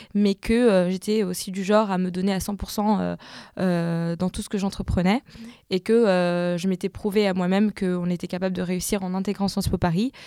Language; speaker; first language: French; native; French